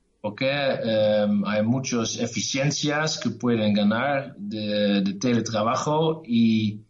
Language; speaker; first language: Spanish; non-native, learner; Dutch